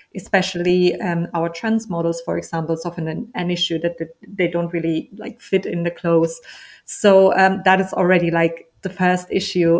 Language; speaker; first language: English; non-native, fluent; German